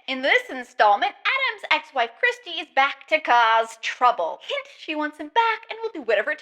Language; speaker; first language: English; native; English